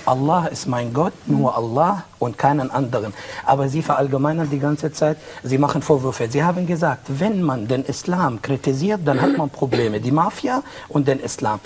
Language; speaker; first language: German; non-native, fluent; Arabic